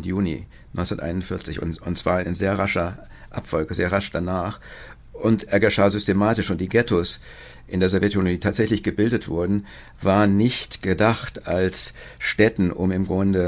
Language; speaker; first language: German; native; German